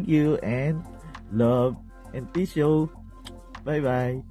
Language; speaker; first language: English; non-native, local second language; Filipino